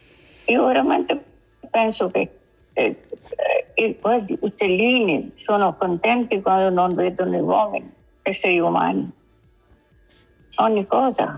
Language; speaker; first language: Italian; non-native, learner; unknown